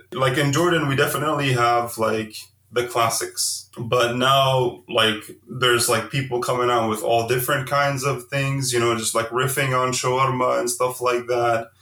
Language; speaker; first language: English; early bilingual, heritage; Arabic